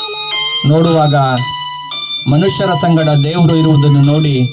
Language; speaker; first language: Kannada; native; Kannada